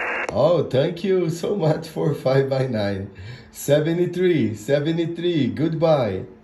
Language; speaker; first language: English; non-native, learner; Portuguese